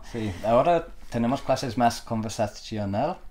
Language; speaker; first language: Spanish; non-native, learner; English